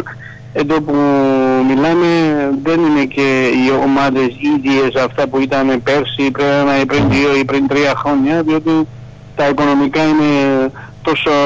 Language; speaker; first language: Greek; non-native, fluent; Georgian